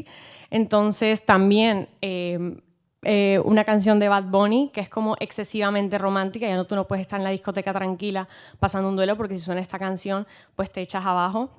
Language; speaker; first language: Spanish; native; Spanish